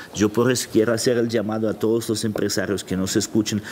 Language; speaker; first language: Spanish; non-native, fluent; Russian